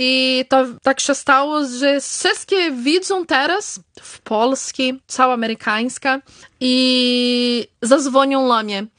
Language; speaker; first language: Polish; early bilingual, heritage; Portuguese